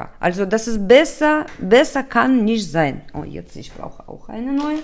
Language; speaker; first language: German; non-native, learner; Russian